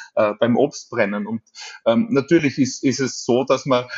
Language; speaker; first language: German; native; German